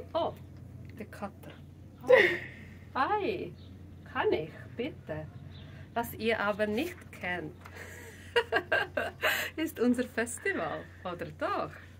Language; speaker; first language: German; non-native, fluent; Czech